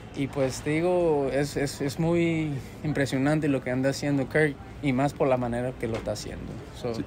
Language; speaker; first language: Spanish; early bilingual, heritage; Spanish